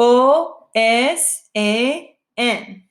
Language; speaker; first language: Spanish; non-native, fluent; English